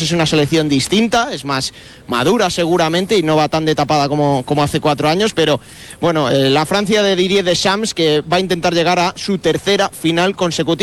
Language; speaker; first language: Spanish; native; Spanish